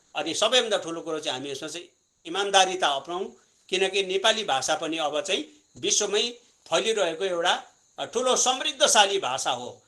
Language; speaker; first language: Nepali; native; Nepali